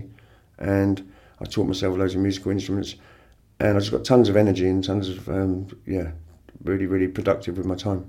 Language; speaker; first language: English; native; English